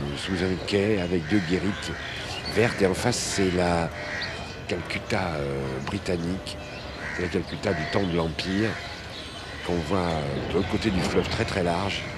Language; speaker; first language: French; native; French